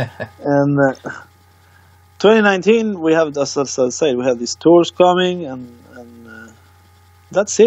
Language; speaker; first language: English; non-native, fluent; Swedish